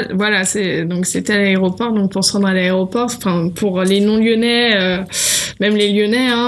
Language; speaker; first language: French; native; French